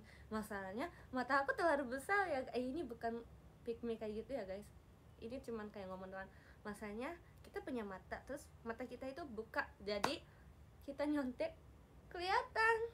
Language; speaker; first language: Indonesian; non-native, fluent; Japanese